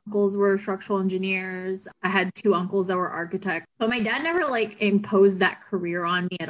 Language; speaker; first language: English; non-native, local second language; Filipino